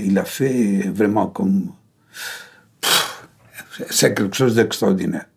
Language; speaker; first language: French; non-native, fluent; Greek